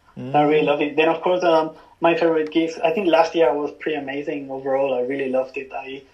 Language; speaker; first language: English; non-native, fluent; Spanish